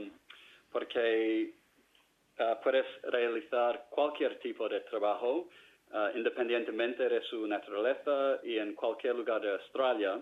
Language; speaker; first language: Spanish; non-native, fluent; English